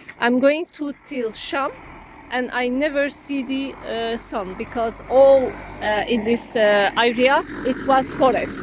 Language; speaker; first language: English; non-native, learner; Turkish